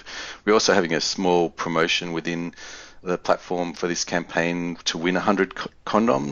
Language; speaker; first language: English; native; English